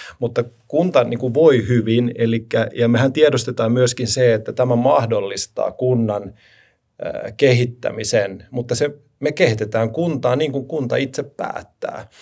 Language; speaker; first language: Finnish; non-native, local second language; Swedish